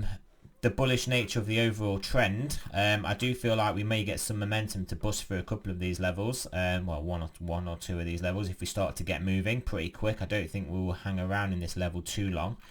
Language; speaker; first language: English; native; English